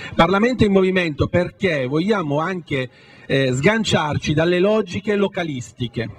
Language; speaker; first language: Italian; native; Italian